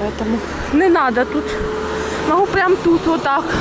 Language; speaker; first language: Russian; native; Russian